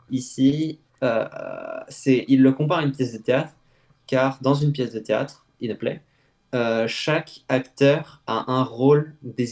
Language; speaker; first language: French; native; French